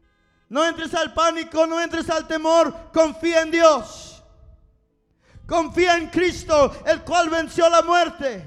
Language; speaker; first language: Spanish; non-native, fluent; English